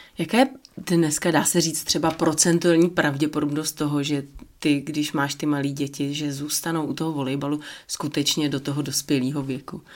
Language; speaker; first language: Czech; native; Czech